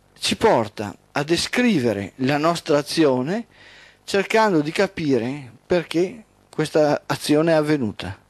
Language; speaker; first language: Italian; native; Italian